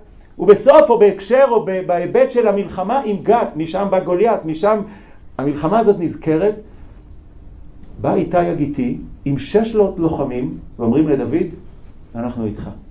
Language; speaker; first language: Hebrew; native; Hebrew